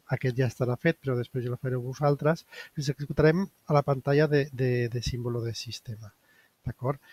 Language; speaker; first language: Catalan; non-native, local second language; Spanish